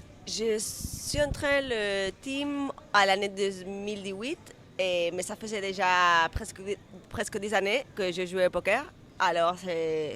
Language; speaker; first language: French; non-native, fluent; Spanish